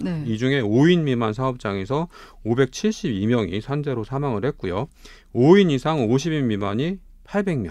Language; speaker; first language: Korean; native; Korean